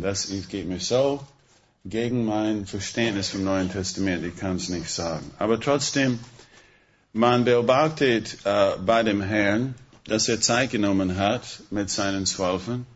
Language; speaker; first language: German; non-native, fluent; English